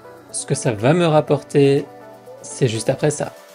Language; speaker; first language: French; native; French